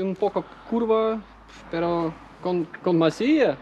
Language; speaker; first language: Spanish; non-native, learner; Russian